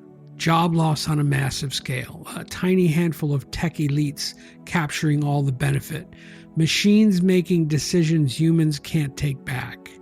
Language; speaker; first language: English; native; English